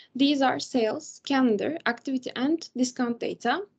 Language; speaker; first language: English; non-native, fluent; Turkish